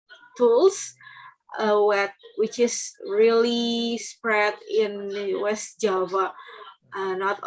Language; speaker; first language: English; non-native, learner; Indonesian